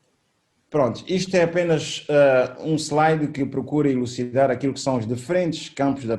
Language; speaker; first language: Portuguese; native; Portuguese